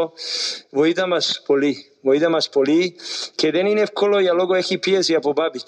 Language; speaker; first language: Greek; non-native, learner; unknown